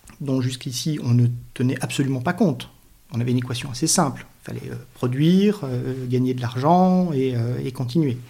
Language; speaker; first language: French; native; French